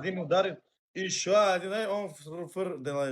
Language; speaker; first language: Russian; non-native, learner; Uzbek